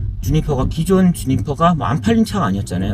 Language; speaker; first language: Korean; native; Korean